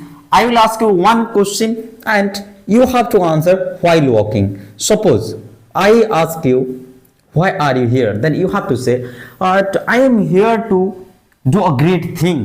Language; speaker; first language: English; non-native, fluent; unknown